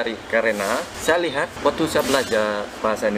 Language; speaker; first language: Indonesian; non-native, fluent; Vietnamese